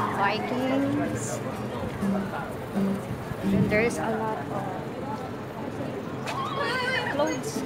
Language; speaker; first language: English; non-native, local second language; Filipino